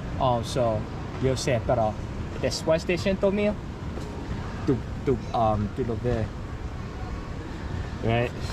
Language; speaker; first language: Spanish; non-native, learner; English